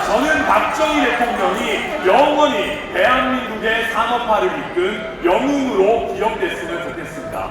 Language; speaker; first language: Korean; native; Korean